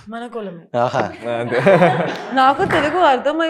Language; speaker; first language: Telugu; non-native, learner; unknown